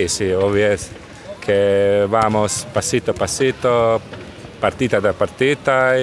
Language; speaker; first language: Spanish; non-native, learner; Croatian